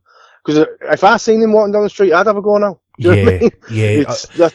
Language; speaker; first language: English; native; English